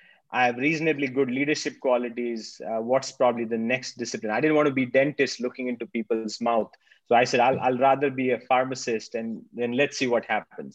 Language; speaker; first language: English; non-native, local second language; Marathi